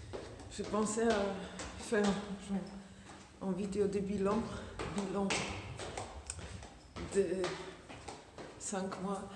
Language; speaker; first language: French; non-native, fluent; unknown